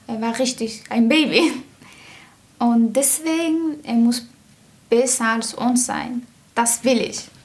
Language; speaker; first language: German; non-native, learner; Persian